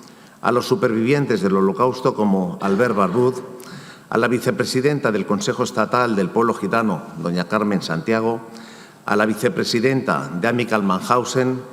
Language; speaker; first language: Spanish; native; Spanish